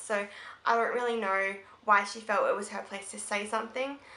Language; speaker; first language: English; native; English